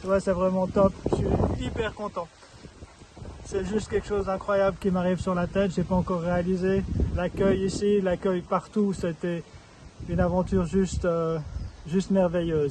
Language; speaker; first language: French; native; French